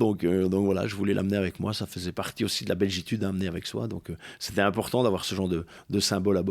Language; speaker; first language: French; native; French